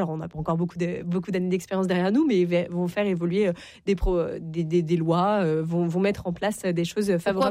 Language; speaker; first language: French; native; French